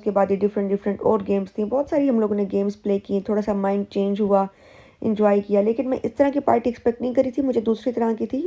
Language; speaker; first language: Urdu; native; Urdu